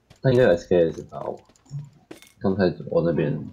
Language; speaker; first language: Chinese; native; Chinese